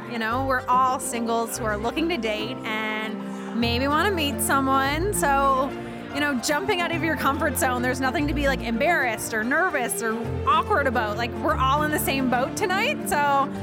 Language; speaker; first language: English; native; English